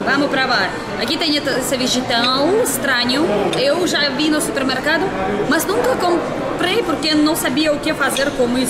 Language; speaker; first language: Portuguese; non-native, learner; Russian